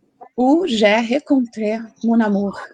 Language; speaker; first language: French; non-native, learner; Portuguese